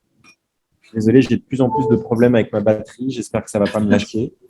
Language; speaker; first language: French; native; French